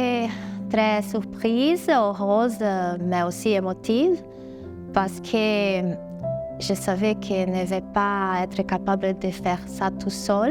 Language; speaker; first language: French; non-native, learner; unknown